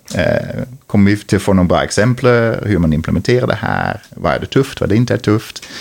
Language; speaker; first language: Swedish; non-native, fluent; Dutch